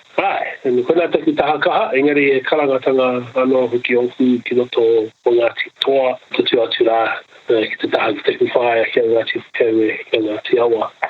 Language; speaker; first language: Māori; non-native, local second language; English